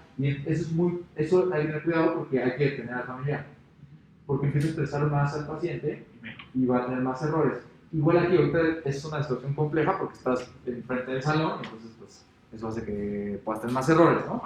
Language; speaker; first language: Spanish; native; Spanish